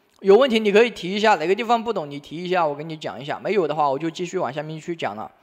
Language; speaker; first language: Chinese; native; Chinese